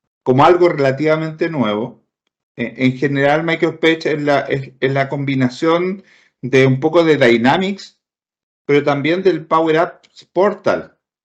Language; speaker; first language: Spanish; native; Spanish